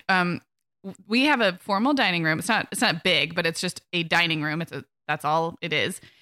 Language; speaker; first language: English; native; English